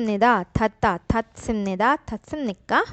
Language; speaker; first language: Korean; non-native, learner; Urdu